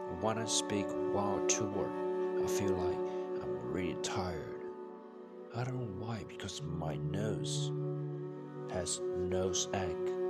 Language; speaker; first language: English; non-native, learner; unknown